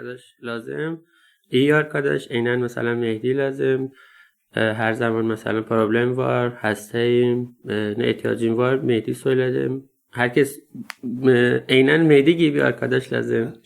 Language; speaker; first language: Turkish; non-native, learner; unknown